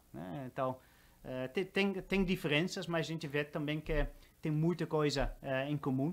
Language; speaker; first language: Portuguese; non-native, fluent; Dutch